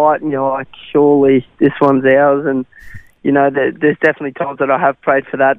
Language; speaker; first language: English; non-native, local second language; Afrikaans